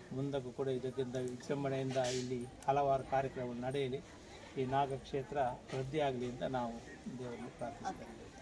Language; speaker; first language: Kannada; non-native, local second language; Tulu